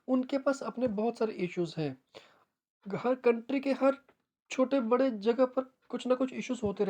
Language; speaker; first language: Hindi; native; Hindi